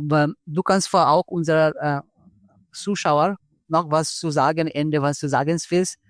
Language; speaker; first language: German; non-native, fluent; Bangla